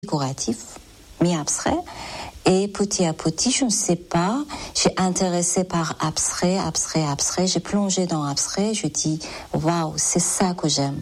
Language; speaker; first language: French; non-native, fluent; Persian